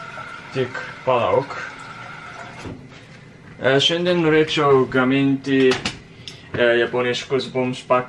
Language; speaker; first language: Lithuanian; non-native, learner; Japanese